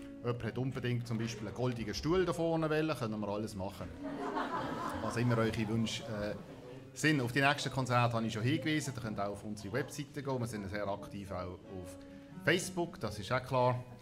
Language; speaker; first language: German; native; German